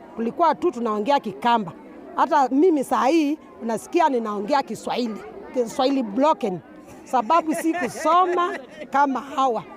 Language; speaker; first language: Swahili; non-native, local second language; Kamba